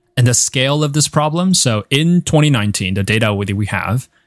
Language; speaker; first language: English; non-native, fluent; Chinese